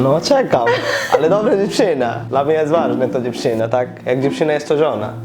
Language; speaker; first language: Polish; non-native, learner; Bangla